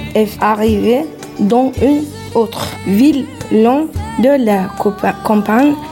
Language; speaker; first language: French; non-native, fluent; Turkish